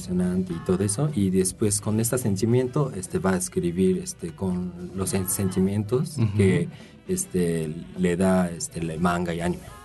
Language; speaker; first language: Spanish; non-native, fluent; Japanese